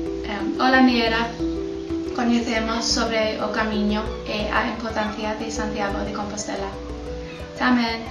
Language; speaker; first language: Galician; non-native, learner; English